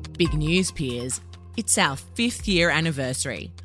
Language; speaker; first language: English; early bilingual, other home language; Yoruba